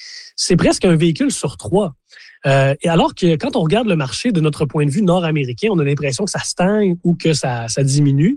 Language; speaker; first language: French; native; French